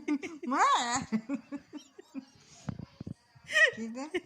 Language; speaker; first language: Arabic; non-native, learner; Oromo